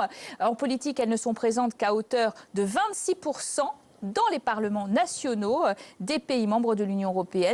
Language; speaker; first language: French; native; French